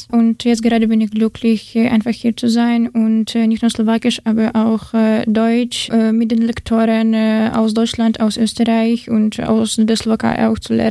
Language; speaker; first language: German; non-native, fluent; Ukrainian